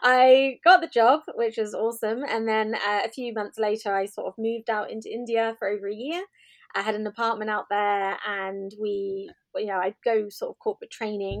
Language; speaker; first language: English; native; English